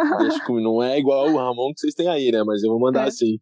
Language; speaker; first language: Portuguese; native; Portuguese